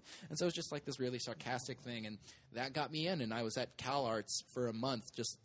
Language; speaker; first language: English; native; English